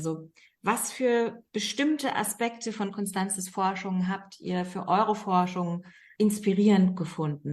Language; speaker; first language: German; native; German